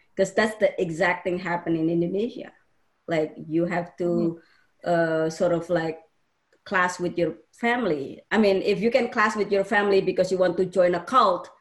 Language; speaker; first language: English; non-native, fluent; Indonesian